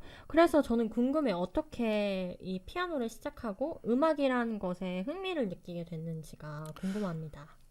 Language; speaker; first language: Korean; native; Korean